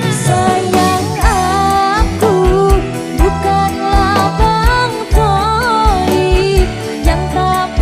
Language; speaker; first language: Indonesian; native; Indonesian